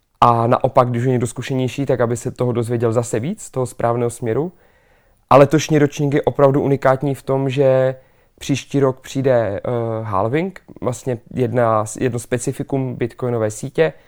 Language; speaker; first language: Czech; native; Czech